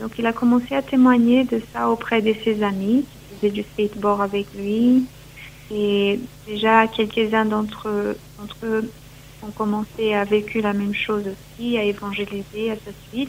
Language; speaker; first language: French; non-native, fluent; Portuguese